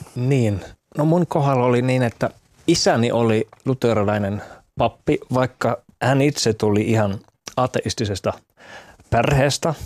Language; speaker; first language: Finnish; non-native, fluent; German